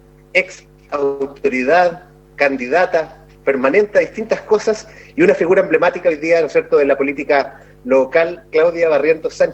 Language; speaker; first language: Spanish; native; Spanish